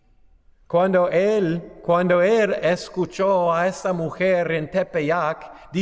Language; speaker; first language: Spanish; non-native, fluent; English